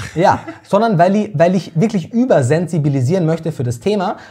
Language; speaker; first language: German; native; German